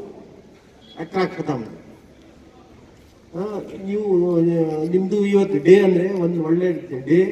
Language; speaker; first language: Kannada; non-native, local second language; Urdu